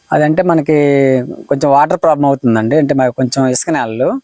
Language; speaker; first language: Telugu; native; Telugu